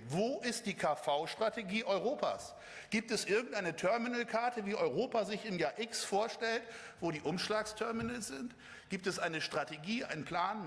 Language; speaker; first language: German; native; German